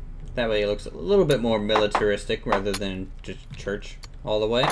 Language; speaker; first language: English; native; English